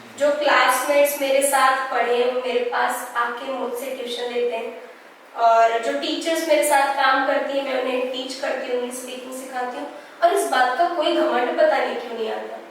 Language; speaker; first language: Hindi; native; Hindi